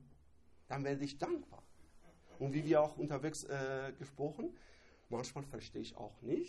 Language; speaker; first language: German; non-native, learner; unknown